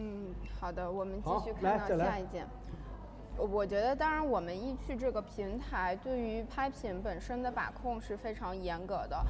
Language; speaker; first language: Chinese; native; Chinese